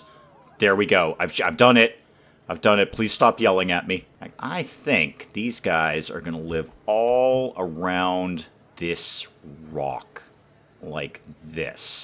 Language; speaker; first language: English; native; English